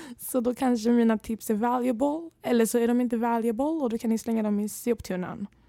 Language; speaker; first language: Swedish; early bilingual, other home language; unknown